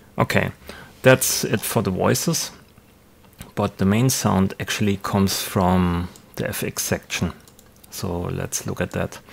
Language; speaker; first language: English; non-native, fluent; German